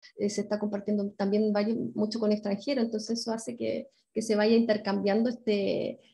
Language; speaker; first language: Spanish; native; Spanish